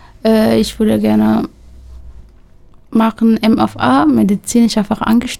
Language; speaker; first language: German; non-native, local second language; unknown